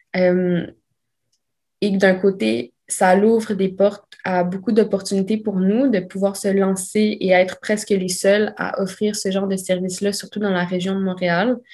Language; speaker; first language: French; early bilingual, other home language; Spanish